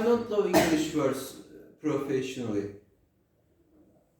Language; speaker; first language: English; non-native, learner; Turkish